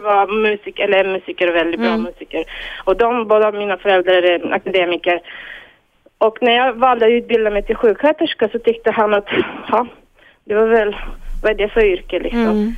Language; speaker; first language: Swedish; non-native, fluent; Bulgarian